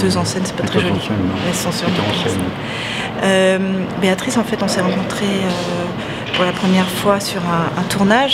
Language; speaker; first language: French; native; French